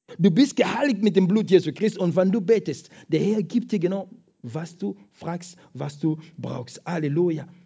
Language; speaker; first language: German; non-native, fluent; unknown